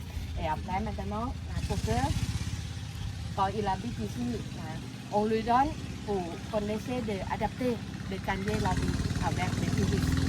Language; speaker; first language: French; non-native, learner; Thai